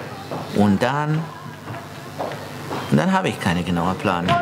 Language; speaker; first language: German; non-native, fluent; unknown